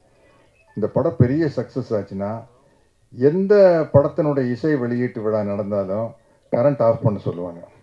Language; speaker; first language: Tamil; native; Tamil